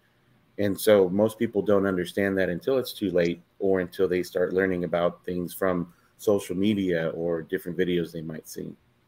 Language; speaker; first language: English; native; English